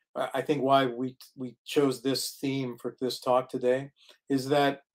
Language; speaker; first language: English; native; English